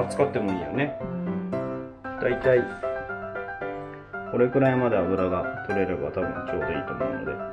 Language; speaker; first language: Japanese; native; Japanese